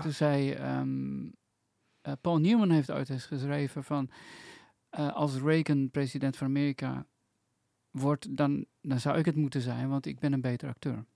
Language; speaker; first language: Dutch; native; Dutch